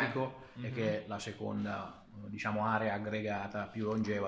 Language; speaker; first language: Italian; native; Italian